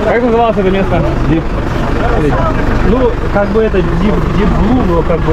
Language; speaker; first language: Russian; native; Russian